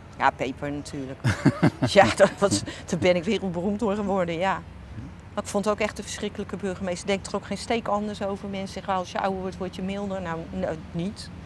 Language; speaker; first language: Dutch; native; Dutch